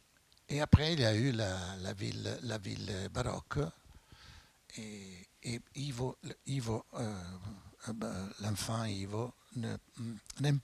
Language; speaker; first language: French; non-native, fluent; Italian